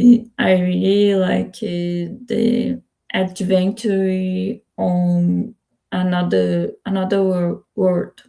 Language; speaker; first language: English; non-native, learner; Spanish